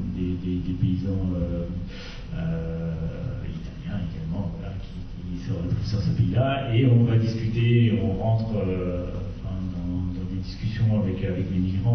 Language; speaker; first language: French; native; French